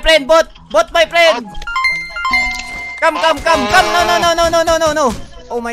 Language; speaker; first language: English; non-native, local second language; Filipino